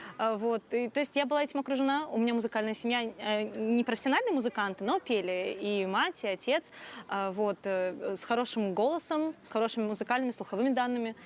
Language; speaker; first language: Russian; non-native, local second language; Crimean Tatar